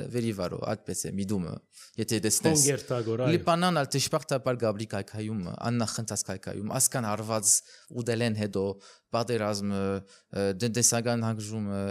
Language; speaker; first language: Armenian; early bilingual, heritage; Armenian